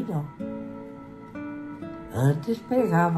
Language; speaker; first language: Portuguese; non-native, local second language; Japanese